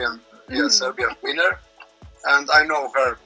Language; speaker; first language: English; non-native, learner; Croatian